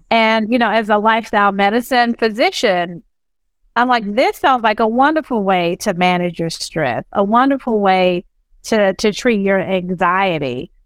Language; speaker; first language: English; native; English